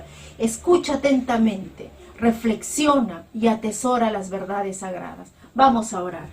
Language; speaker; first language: Spanish; native; Spanish